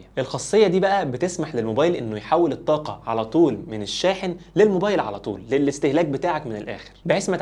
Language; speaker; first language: Arabic; native; Arabic